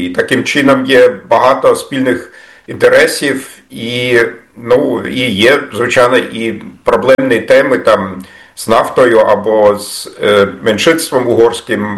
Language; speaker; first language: Ukrainian; non-native, fluent; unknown